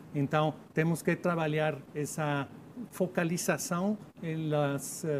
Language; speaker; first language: Portuguese; non-native, learner; Spanish